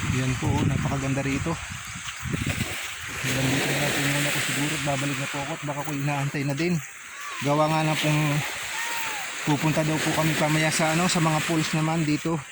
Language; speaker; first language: Filipino; native; Filipino